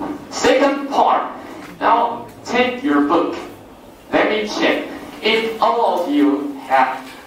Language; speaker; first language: English; non-native, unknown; Chinese